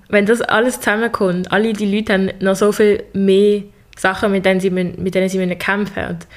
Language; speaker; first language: German; native; German